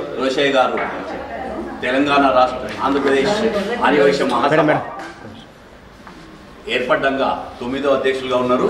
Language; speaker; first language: Telugu; native; Telugu